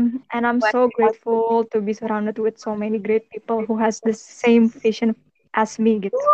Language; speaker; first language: English; non-native, fluent; Indonesian